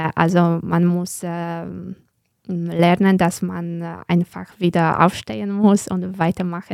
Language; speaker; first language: German; non-native, fluent; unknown